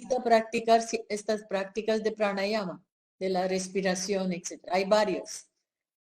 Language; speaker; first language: Spanish; non-native, fluent; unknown